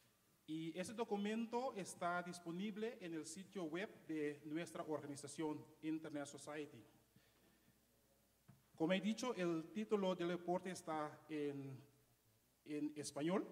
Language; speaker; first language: Spanish; non-native, fluent; Papiamento